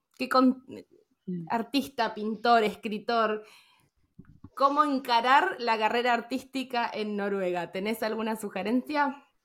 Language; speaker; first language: Spanish; native; Spanish